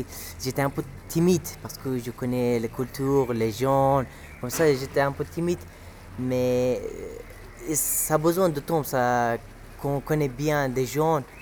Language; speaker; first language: French; non-native, learner; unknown